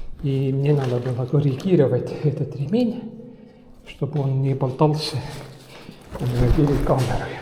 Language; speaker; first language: Russian; non-native, local second language; Estonian